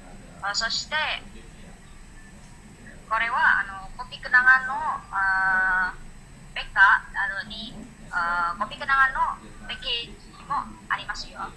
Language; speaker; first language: Japanese; non-native, learner; Indonesian